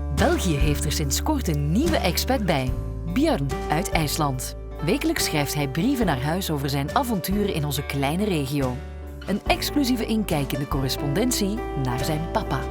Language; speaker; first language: Dutch; native; Dutch